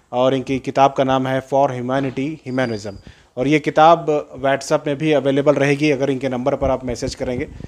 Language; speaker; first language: Hindi; native; Hindi